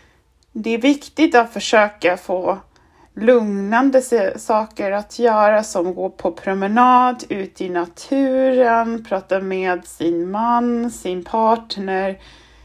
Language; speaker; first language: Swedish; non-native, fluent; German